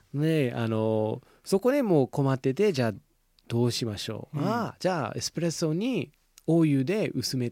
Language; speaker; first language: Japanese; non-native, fluent; English